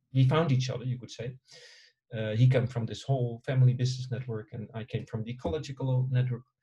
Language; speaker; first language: English; non-native, fluent; Dutch